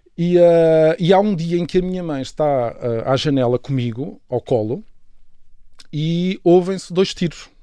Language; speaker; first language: Portuguese; native; Portuguese